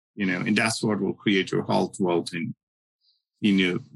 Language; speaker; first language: English; non-native, local second language; Hindi